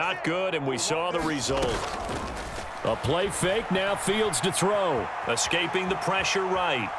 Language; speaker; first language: English; native; English